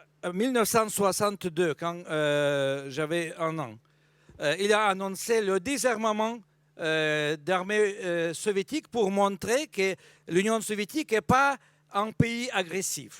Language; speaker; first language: French; non-native, fluent; Russian